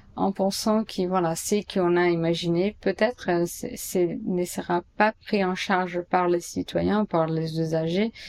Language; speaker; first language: French; non-native, fluent; Portuguese